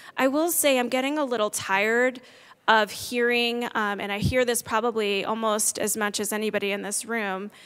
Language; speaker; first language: English; native; English